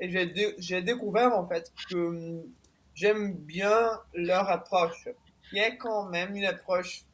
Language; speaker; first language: French; non-native, fluent; Italian